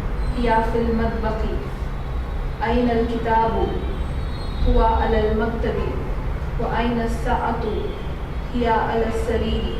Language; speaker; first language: Arabic; non-native, learner; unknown